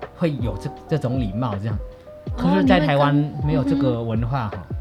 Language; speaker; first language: Chinese; non-native, fluent; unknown